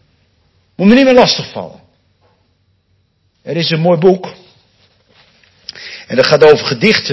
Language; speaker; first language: Dutch; native; Dutch